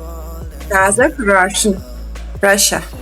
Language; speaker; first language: English; non-native, learner; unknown